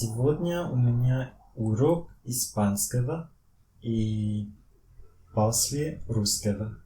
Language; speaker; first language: Russian; non-native, learner; French